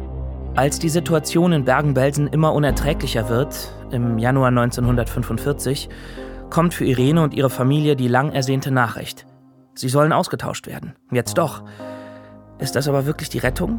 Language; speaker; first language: German; native; German